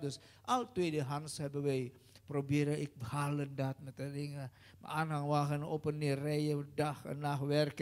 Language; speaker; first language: Dutch; non-native, learner; Indonesian